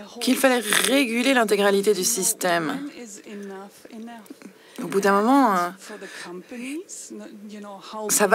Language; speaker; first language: French; non-native, fluent; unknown